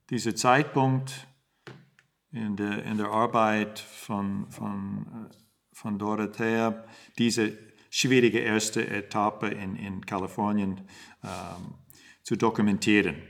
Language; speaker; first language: German; non-native, fluent; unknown